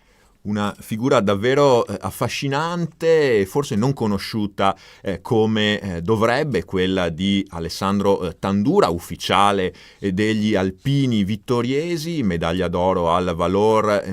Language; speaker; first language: Italian; native; Italian